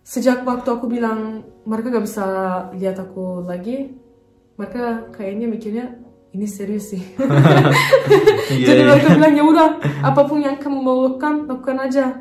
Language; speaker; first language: Indonesian; non-native, fluent; Turkish